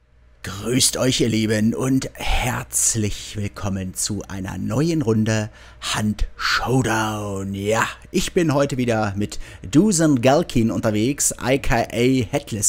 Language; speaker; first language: German; native; German